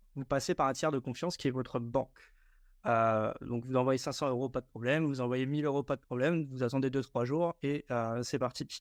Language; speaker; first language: French; native; French